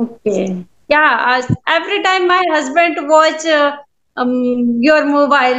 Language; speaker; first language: English; non-native, learner; Hindi